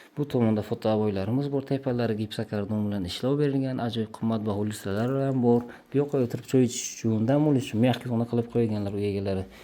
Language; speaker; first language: Uzbek; native; Uzbek